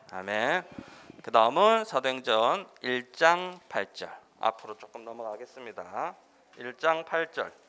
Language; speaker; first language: Korean; native; Korean